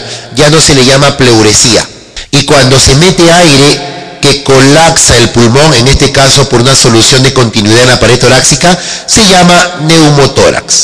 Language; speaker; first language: Spanish; native; Spanish